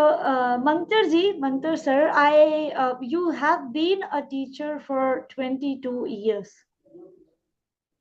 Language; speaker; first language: English; non-native, local second language; Hindi